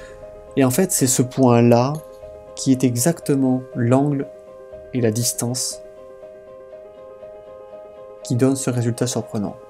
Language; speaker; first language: French; native; French